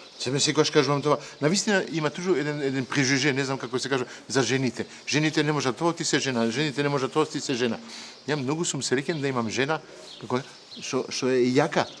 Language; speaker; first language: Macedonian; non-native, fluent; French